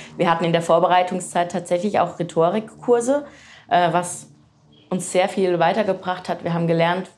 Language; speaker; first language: German; native; German